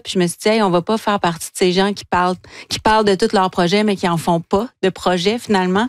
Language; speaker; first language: French; native; French